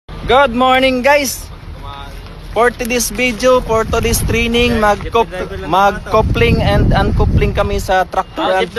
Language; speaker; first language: English; non-native, learner; Filipino